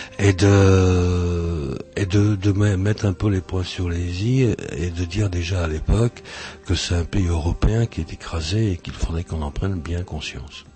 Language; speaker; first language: French; early bilingual, other home language; Czech